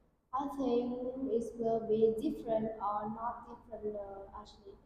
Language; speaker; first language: English; non-native, learner; Vietnamese